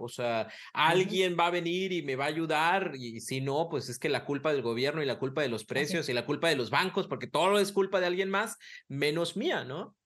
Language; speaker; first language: Spanish; native; Spanish